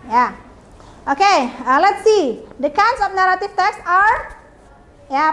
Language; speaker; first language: English; non-native, fluent; Indonesian